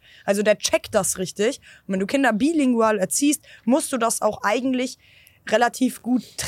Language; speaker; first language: German; native; German